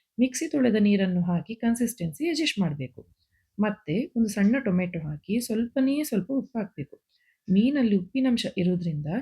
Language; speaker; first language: Kannada; non-native, local second language; Konkani